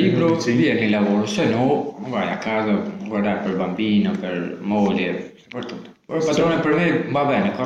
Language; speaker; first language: Italian; non-native, learner; Albanian